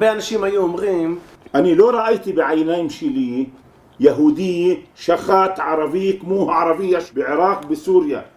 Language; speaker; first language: Hebrew; non-native, local second language; Arabic